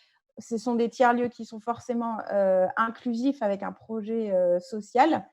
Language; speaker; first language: French; native; French